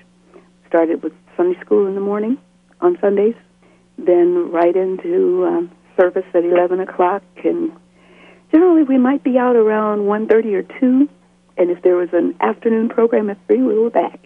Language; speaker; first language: English; native; English